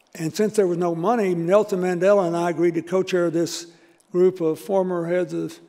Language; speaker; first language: English; native; English